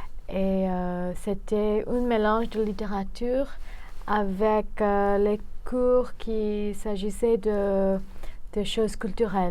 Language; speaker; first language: French; non-native, fluent; English